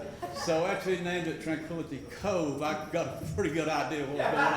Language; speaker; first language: English; native; English